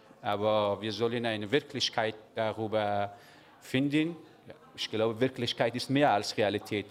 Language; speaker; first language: German; non-native, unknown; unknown